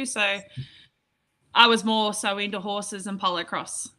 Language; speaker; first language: English; native; English